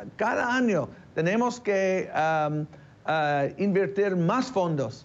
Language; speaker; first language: Spanish; early bilingual, heritage; English